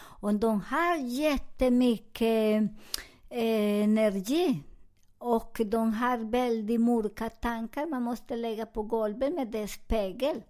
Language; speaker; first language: Swedish; non-native, learner; Spanish